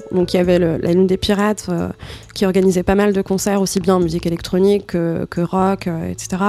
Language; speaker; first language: French; non-native, local second language; Arabic